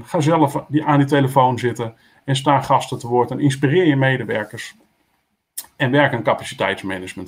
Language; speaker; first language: Dutch; native; Dutch